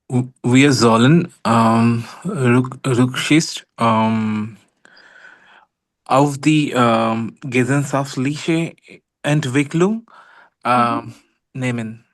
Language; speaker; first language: German; non-native, learner; Hindi